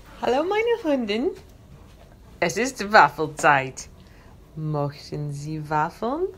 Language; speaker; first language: German; non-native, learner; English